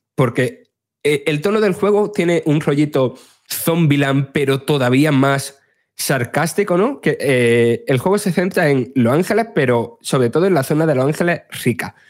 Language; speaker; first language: Spanish; native; Spanish